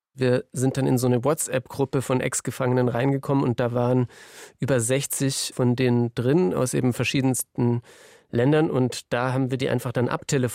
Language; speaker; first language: German; native; German